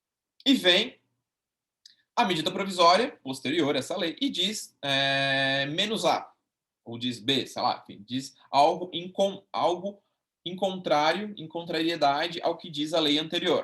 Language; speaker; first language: Portuguese; native; Portuguese